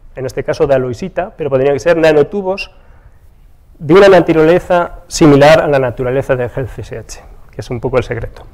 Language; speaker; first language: Spanish; native; Spanish